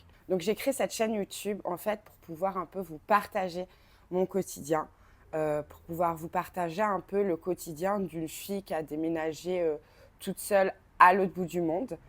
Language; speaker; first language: French; native; French